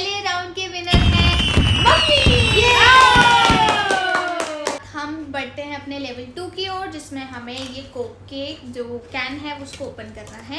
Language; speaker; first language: Hindi; native; Hindi